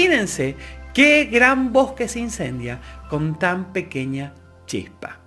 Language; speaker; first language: Spanish; native; Spanish